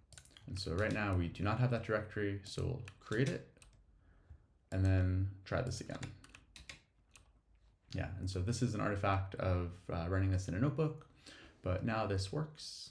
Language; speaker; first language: English; native; English